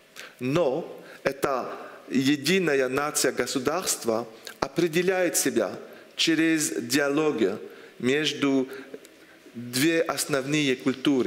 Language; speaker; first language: Russian; non-native, fluent; French